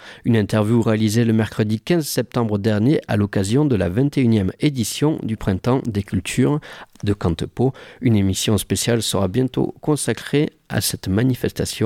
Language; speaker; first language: French; native; French